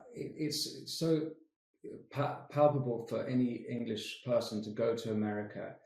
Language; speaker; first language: English; native; English